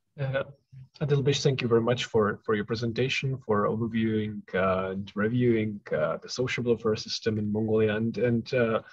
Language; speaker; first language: English; non-native, fluent; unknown